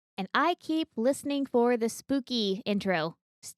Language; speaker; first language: English; native; English